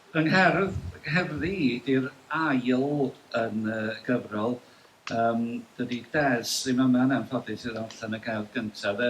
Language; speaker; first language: Welsh; native; Welsh